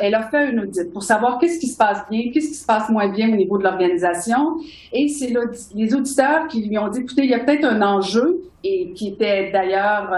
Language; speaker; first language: French; native; French